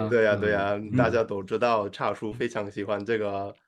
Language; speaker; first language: Chinese; non-native, fluent; English